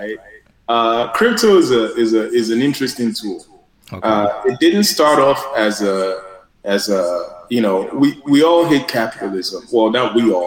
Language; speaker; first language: English; non-native, local second language; Yoruba